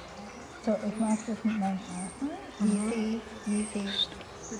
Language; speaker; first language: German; non-native, learner; English